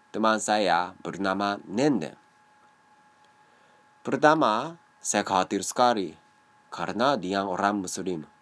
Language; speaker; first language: Indonesian; non-native, learner; Japanese